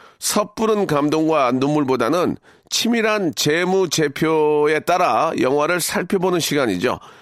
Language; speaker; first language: Korean; native; Korean